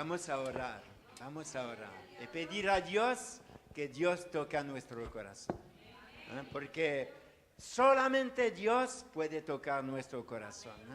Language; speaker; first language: Spanish; non-native, learner; French